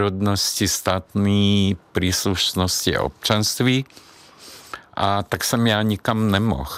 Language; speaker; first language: Czech; non-native, fluent; Hungarian